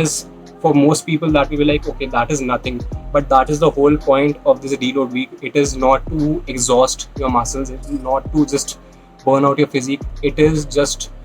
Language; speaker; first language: English; non-native, local second language; Hindi